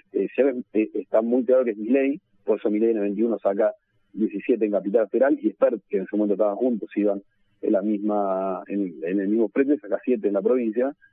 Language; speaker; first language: Spanish; native; Spanish